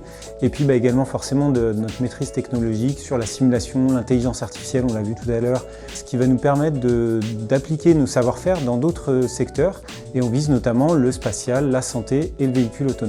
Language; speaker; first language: French; native; French